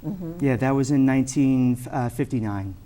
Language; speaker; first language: English; native; English